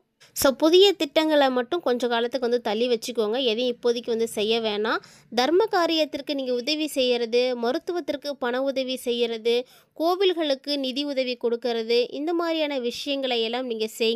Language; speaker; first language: Tamil; native; Tamil